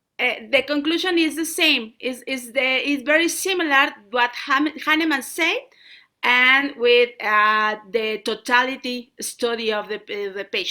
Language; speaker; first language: English; non-native, learner; Spanish